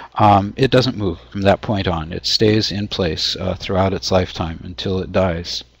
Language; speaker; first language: English; native; English